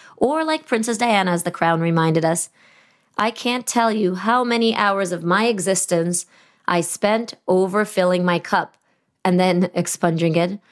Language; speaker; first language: English; early bilingual, other home language; Russian